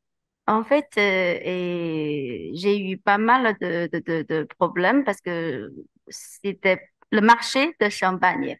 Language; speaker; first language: French; non-native, learner; Chinese